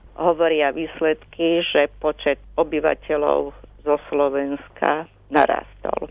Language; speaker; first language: Slovak; native; Slovak